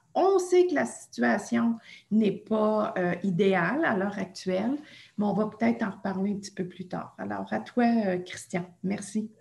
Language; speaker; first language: French; native; French